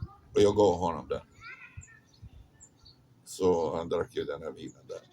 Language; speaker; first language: Swedish; non-native, fluent; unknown